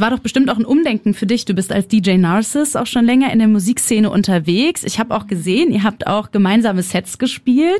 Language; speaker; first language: German; native; German